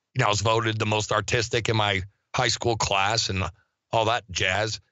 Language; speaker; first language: English; native; English